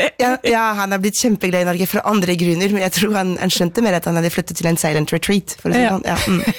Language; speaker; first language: Norwegian; non-native, fluent; French